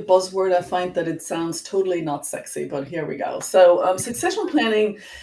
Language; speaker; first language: English; non-native, fluent; German